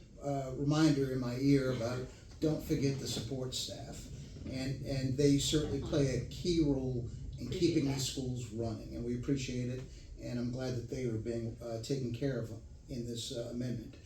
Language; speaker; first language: English; native; English